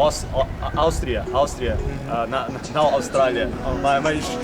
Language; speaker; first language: Portuguese; non-native, learner; Ukrainian